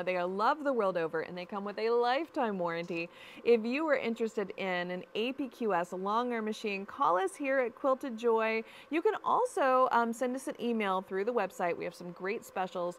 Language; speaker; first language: English; native; English